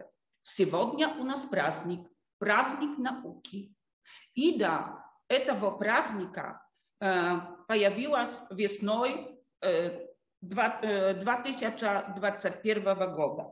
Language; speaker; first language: Russian; non-native, fluent; Polish